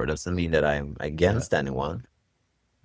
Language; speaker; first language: English; non-native, fluent; Swedish